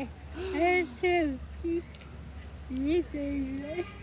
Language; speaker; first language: French; non-native, learner; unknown